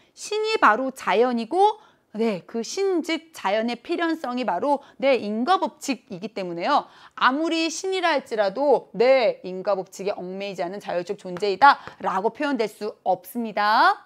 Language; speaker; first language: Korean; native; Korean